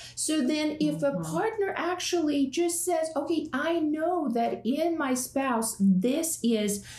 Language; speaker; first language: English; non-native, fluent; Russian